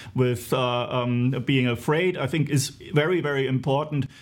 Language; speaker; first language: English; non-native, fluent; German